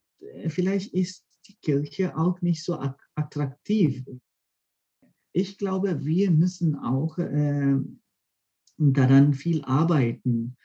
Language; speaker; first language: German; non-native, fluent; Konkani